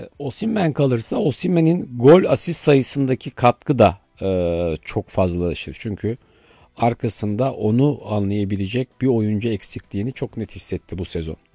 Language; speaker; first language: Turkish; native; Turkish